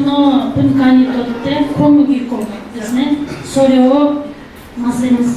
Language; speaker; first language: Japanese; non-native, fluent; Kazakh